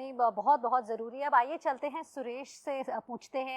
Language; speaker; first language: Hindi; native; Hindi